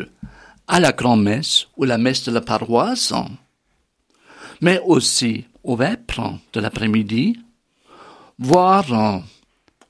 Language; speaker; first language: French; non-native, fluent; German